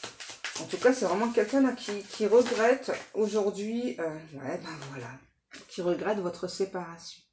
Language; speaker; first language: French; native; French